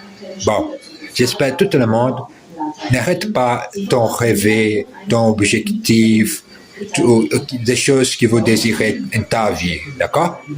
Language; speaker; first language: French; non-native, learner; Portuguese